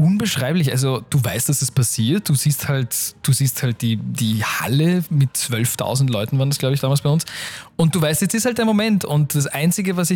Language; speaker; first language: German; native; German